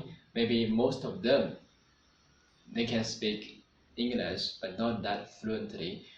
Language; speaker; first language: English; non-native, learner; Chinese